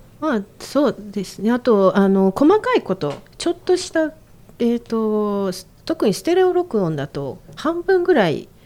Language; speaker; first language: Japanese; native; Japanese